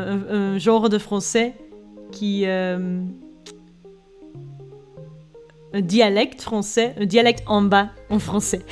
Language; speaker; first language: French; non-native, learner; Dutch